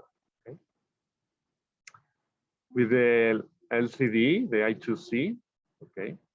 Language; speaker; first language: English; non-native, learner; Spanish